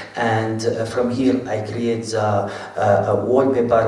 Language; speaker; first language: English; non-native, fluent; Arabic